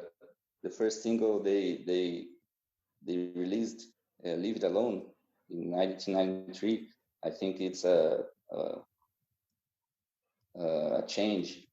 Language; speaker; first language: English; non-native, fluent; Portuguese